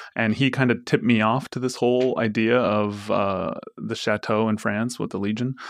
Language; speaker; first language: English; native; English